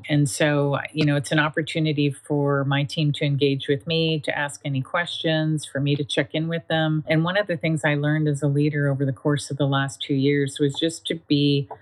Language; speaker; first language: English; native; English